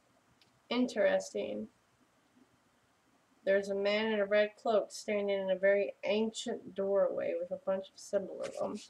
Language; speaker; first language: English; native; English